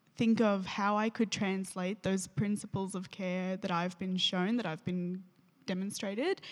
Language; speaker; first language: English; native; English